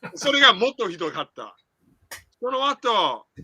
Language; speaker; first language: Japanese; non-native, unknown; English